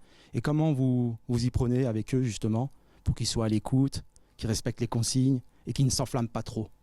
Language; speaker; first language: French; native; French